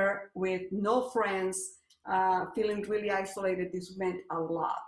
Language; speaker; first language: English; non-native, fluent; Spanish